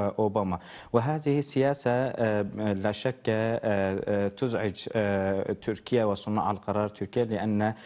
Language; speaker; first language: Arabic; non-native, fluent; Turkish